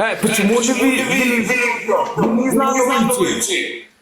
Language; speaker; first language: Russian; non-native, learner; Turkmen